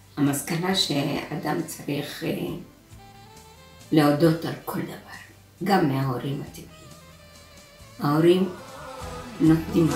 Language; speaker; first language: Hebrew; early bilingual, other home language; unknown